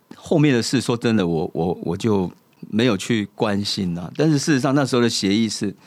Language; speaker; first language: Chinese; native; Chinese